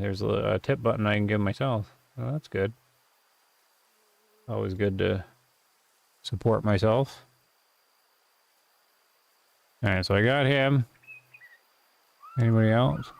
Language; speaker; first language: English; native; English